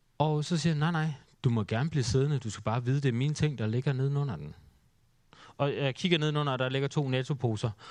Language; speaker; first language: Danish; native; Danish